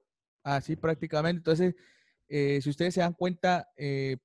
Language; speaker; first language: Spanish; native; Spanish